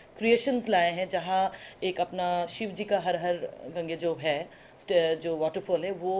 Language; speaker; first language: Hindi; non-native, local second language; Assamese